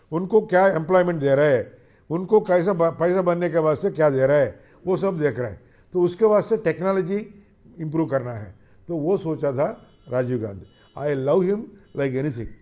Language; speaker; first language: Hindi; non-native, local second language; Telugu